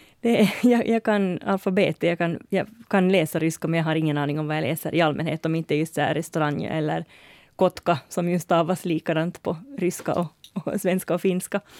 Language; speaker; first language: Swedish; native; Swedish